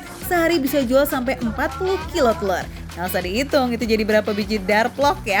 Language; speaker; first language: Indonesian; native; Indonesian